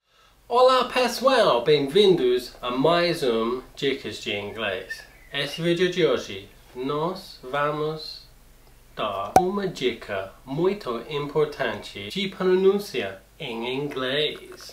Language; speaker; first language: Portuguese; non-native, fluent; English